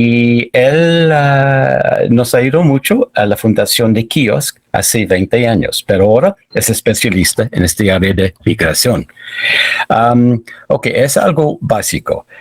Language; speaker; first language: Spanish; non-native, fluent; English